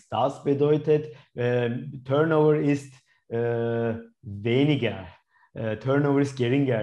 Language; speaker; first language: German; non-native, fluent; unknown